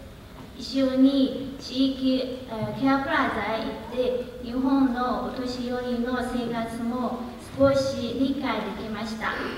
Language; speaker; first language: Japanese; non-native, learner; Chinese